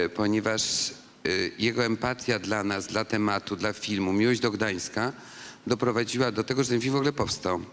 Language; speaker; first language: Polish; native; Polish